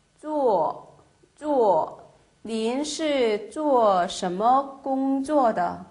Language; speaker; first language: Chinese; non-native, fluent; Korean